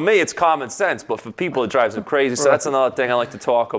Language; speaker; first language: English; native; English